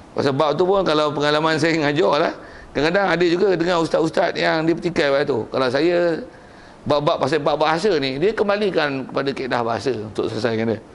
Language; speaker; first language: Malay; native; Malay